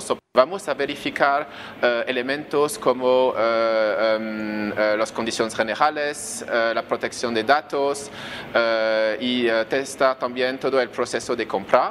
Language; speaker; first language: Spanish; non-native, fluent; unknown